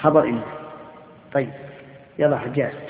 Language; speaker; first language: Arabic; native; Arabic